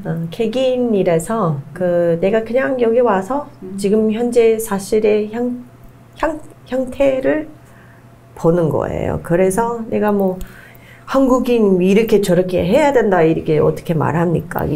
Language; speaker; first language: Korean; non-native, fluent; English